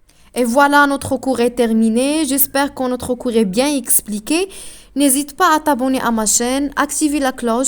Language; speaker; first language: French; non-native, local second language; Arabic